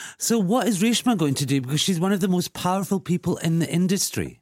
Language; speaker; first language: English; early bilingual, other home language; Punjabi